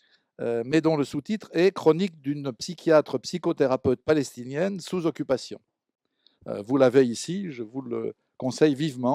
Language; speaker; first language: French; native; French